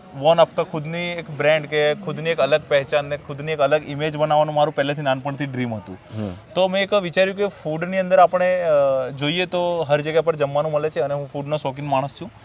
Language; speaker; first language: Gujarati; non-native, local second language; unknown